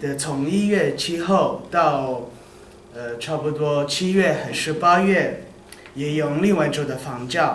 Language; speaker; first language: Chinese; non-native, learner; Italian